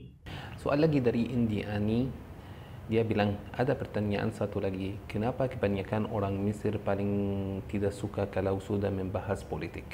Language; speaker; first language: Indonesian; non-native, fluent; Arabic